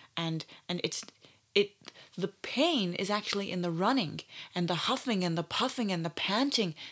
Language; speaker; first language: English; native; English